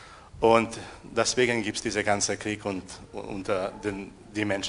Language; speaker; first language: German; non-native, fluent; Portuguese